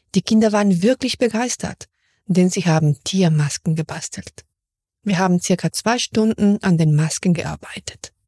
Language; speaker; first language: German; non-native, fluent; Spanish